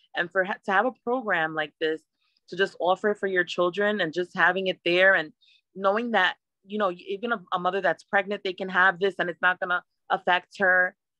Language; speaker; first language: English; early bilingual, other home language; Spanish